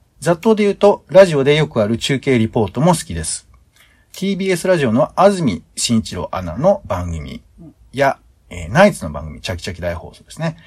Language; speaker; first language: Japanese; native; Japanese